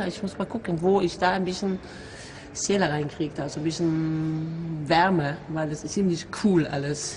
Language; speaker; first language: German; non-native, fluent; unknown